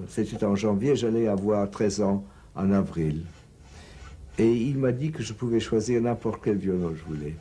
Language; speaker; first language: French; non-native, fluent; English